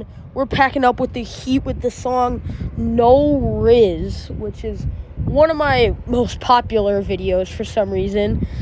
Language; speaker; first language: English; native; English